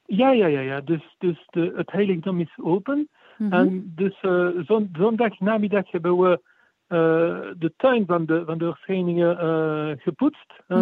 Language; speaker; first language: Dutch; non-native, fluent; French